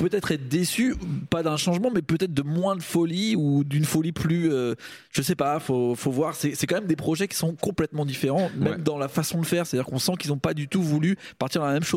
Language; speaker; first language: French; native; French